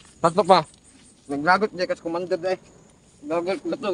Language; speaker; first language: Filipino; non-native, local second language; Cebuano